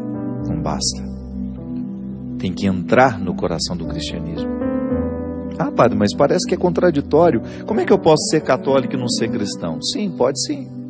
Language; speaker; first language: Portuguese; native; Portuguese